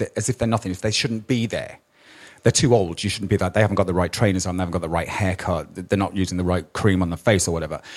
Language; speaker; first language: English; native; English